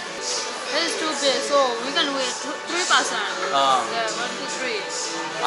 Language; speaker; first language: English; non-native, learner; Burmese